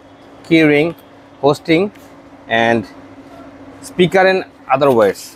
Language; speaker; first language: Hindi; non-native, learner; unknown